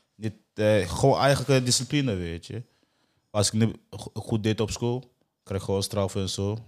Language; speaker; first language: Dutch; non-native, fluent; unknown